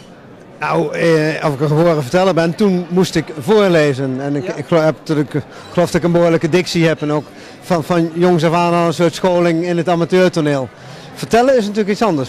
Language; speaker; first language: Dutch; native; Dutch